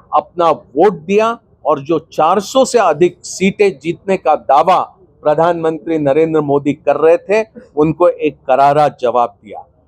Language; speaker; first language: Hindi; non-native, local second language; Gujarati